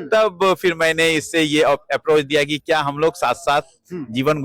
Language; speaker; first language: Hindi; native; Hindi